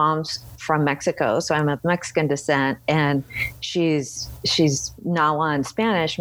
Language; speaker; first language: English; native; English